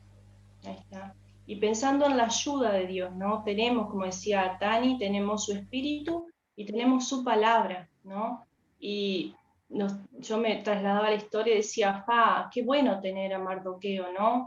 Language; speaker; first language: Spanish; native; Spanish